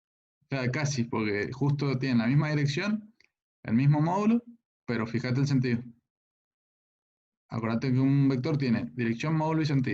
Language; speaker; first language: Spanish; native; Spanish